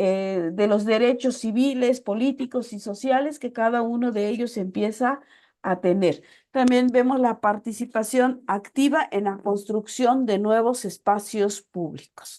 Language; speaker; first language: Spanish; native; Spanish